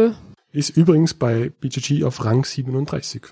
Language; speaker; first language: German; native; German